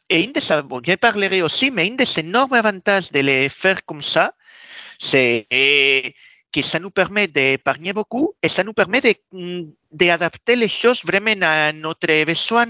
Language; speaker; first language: French; non-native, fluent; Spanish